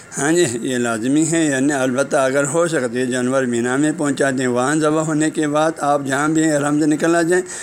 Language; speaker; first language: Urdu; non-native, local second language; Balti